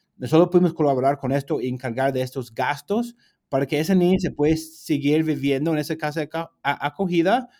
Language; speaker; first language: Spanish; non-native, fluent; English